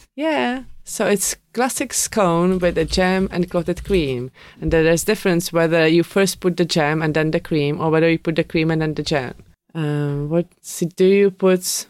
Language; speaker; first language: English; non-native, fluent; Czech